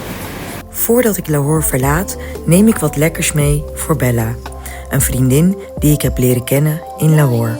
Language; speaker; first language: Dutch; early bilingual, other home language; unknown